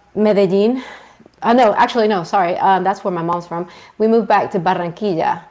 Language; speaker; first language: English; early bilingual, other home language; Spanish